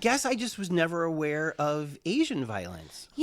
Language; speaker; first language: English; native; English